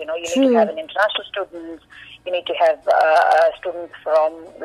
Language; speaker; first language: English; non-native, local second language; Malayalam